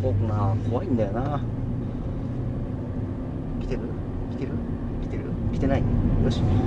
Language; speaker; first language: Japanese; native; Japanese